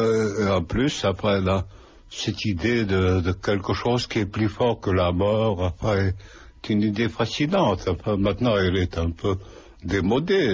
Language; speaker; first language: French; non-native, fluent; Lithuanian